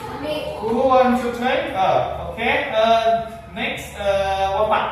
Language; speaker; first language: English; non-native, learner; Indonesian